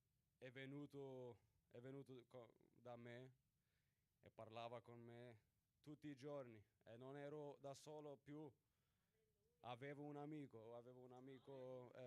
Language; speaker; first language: Italian; non-native, learner; Swedish